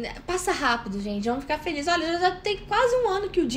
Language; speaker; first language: Portuguese; native; Portuguese